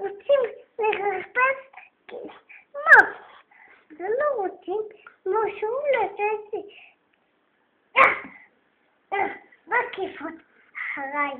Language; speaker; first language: Hebrew; early bilingual, other home language; Russian